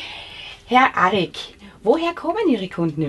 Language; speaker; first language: German; native; German